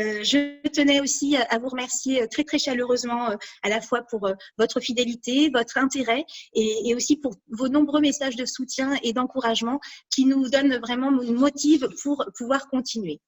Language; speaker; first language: French; native; French